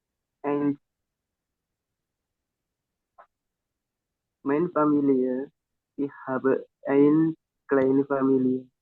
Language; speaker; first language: German; non-native, learner; Indonesian